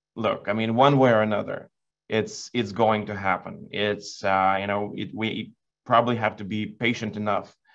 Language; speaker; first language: English; non-native, fluent; Lithuanian